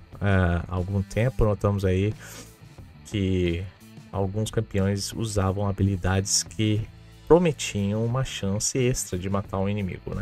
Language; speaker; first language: Portuguese; native; Portuguese